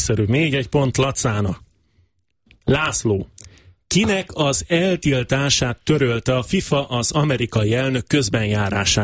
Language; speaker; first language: Hungarian; native; Hungarian